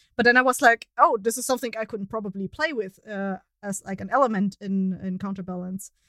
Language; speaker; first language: English; non-native, fluent; German